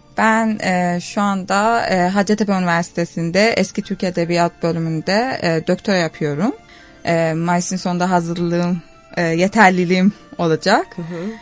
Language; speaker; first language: Turkish; non-native, fluent; Persian